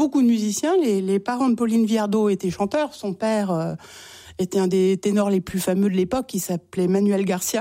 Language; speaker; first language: French; native; French